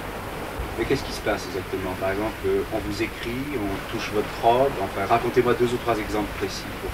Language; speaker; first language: French; native; French